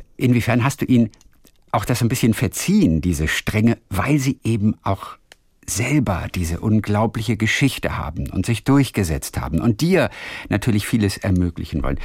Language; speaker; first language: German; native; German